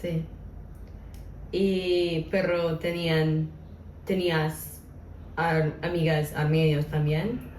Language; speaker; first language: Spanish; non-native, learner; English